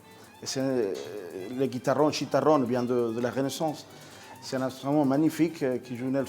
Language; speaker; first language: French; non-native, fluent; Spanish